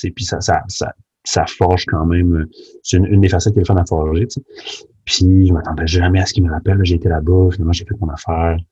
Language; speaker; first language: French; early bilingual, other home language; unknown